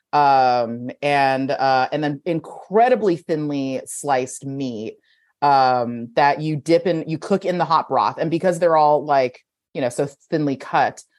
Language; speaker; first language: English; native; English